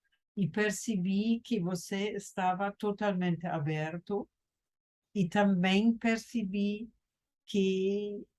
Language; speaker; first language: Portuguese; non-native, fluent; German